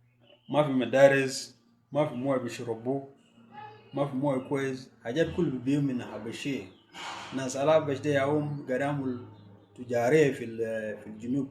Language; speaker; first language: Arabic; non-native, local second language; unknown